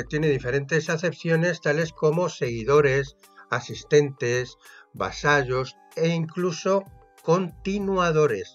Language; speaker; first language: Spanish; native; Spanish